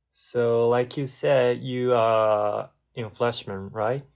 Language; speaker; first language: English; non-native, learner; Japanese